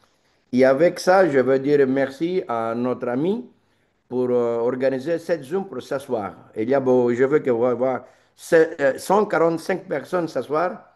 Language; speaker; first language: French; non-native, learner; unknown